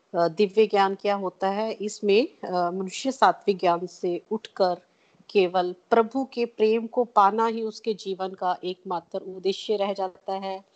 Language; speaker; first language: Hindi; non-native, local second language; Punjabi